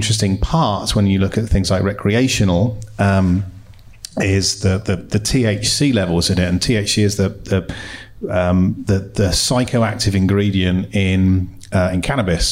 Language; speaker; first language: English; native; English